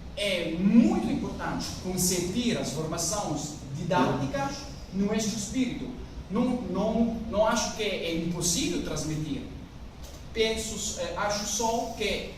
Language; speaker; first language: Portuguese; non-native, learner; French